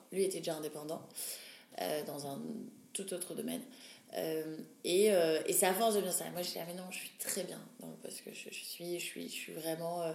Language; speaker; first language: French; native; French